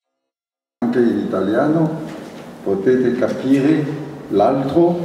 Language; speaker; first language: Italian; non-native, learner; French